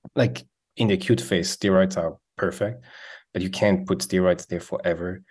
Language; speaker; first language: English; non-native, fluent; Swiss German